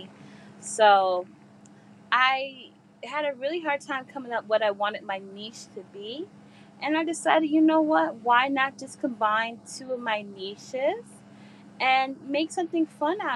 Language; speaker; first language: English; native; English